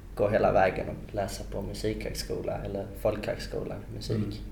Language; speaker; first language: Swedish; native; Swedish